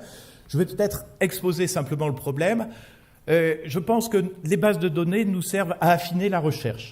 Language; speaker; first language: French; native; French